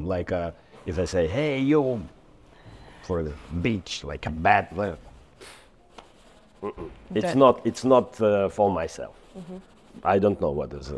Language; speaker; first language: English; non-native, learner; Ukrainian